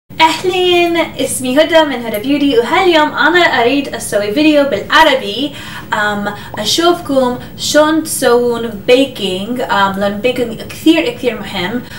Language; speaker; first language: Arabic; early bilingual, heritage; English